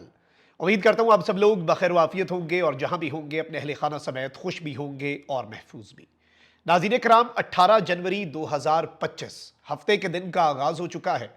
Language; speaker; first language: Urdu; native; Urdu